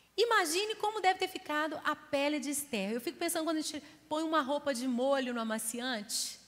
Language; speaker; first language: Portuguese; native; Portuguese